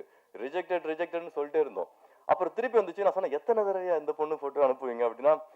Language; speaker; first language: Tamil; native; Tamil